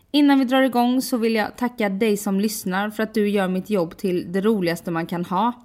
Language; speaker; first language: Swedish; non-native, fluent; Italian